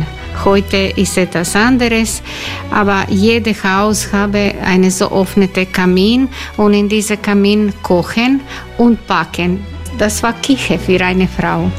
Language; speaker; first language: German; non-native, learner; Croatian